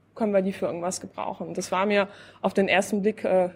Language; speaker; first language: German; non-native, fluent; Polish